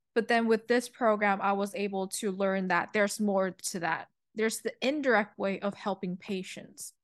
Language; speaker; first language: English; early bilingual, other home language; Chinese